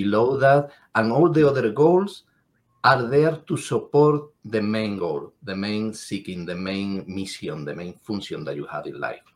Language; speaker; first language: English; non-native, fluent; Spanish